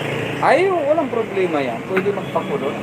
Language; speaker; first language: Filipino; native; Filipino